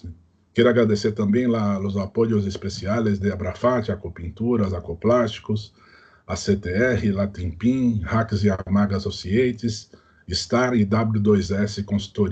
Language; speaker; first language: Spanish; non-native, learner; Portuguese